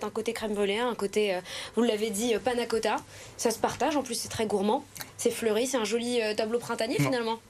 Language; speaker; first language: French; native; French